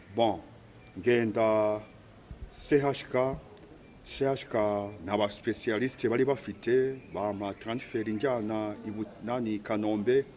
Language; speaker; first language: Kinyarwanda; early bilingual, heritage; Kinyarwanda